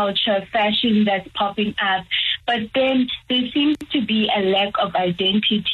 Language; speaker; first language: English; non-native, local second language; Tswana